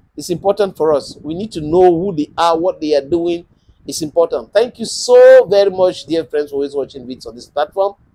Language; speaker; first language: English; non-native, local second language; French